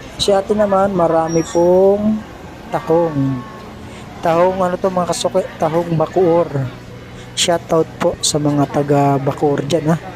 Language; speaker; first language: Filipino; native; Filipino